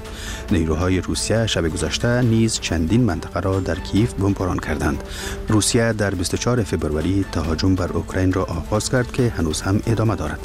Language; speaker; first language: Persian; native; Persian